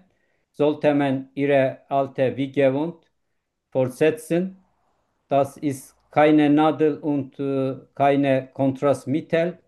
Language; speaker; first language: German; non-native, learner; Turkish